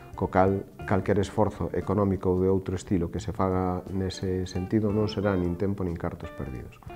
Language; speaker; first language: Galician; native; Galician